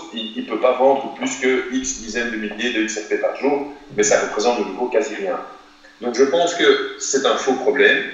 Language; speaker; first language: French; native; French